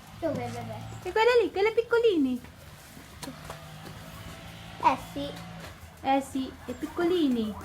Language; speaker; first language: Italian; non-native, learner; Filipino